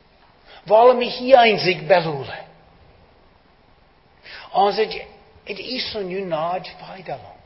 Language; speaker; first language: Hungarian; non-native, fluent; English